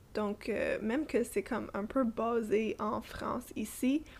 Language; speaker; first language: French; non-native, fluent; English